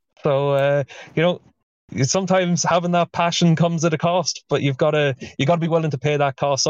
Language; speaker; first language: English; native; English